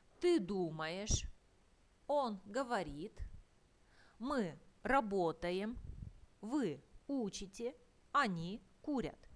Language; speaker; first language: Russian; non-native, fluent; Turkish